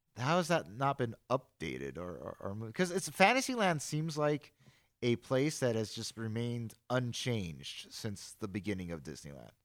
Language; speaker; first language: English; native; English